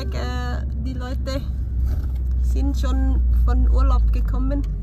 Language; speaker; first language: German; non-native, learner; Thai